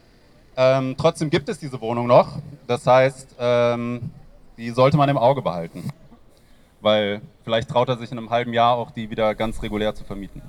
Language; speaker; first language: German; native; German